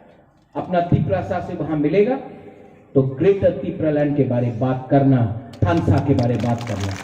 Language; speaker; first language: Hindi; non-native, local second language; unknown